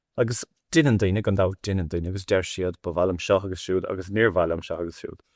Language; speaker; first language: Irish; non-native, local second language; English